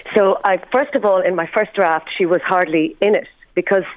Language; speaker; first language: English; native; English